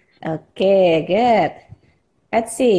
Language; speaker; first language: English; non-native, fluent; Indonesian